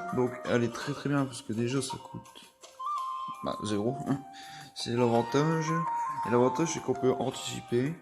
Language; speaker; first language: French; native; French